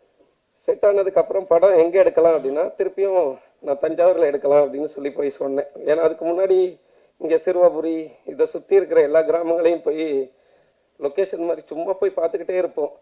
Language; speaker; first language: Tamil; native; Tamil